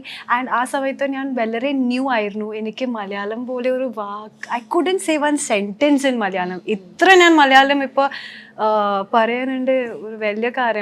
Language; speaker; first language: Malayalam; non-native, local second language; Hindi